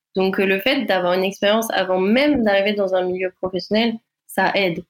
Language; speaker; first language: French; native; French